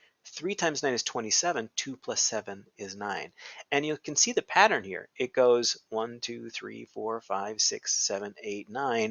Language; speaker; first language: English; native; English